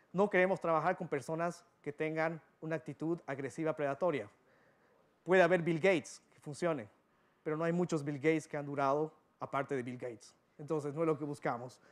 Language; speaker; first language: Spanish; early bilingual, other home language; English